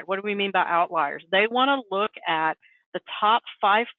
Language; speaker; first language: English; native; English